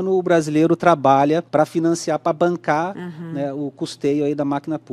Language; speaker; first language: Portuguese; native; Portuguese